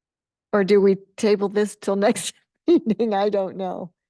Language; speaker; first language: English; native; English